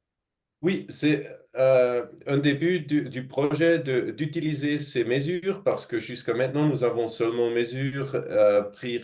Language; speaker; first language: French; non-native, fluent; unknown